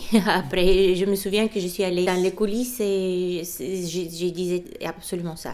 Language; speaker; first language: French; non-native, fluent; Bulgarian